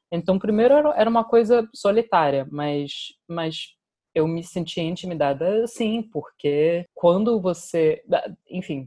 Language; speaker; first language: Portuguese; non-native, fluent; English